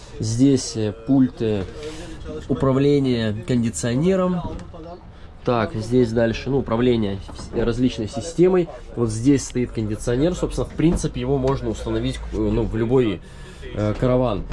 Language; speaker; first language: Russian; native; Russian